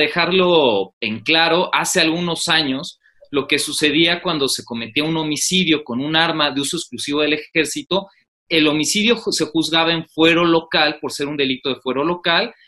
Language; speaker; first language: Spanish; native; Spanish